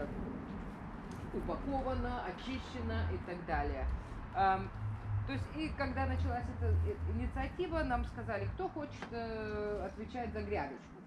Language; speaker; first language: Russian; native; Russian